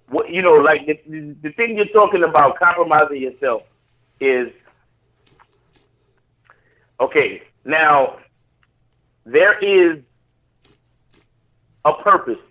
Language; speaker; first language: English; native; English